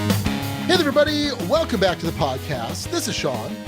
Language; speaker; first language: English; native; English